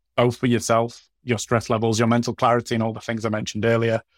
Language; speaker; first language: English; native; English